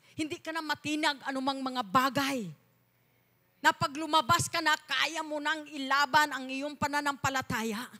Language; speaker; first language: Filipino; non-native, local second language; Cebuano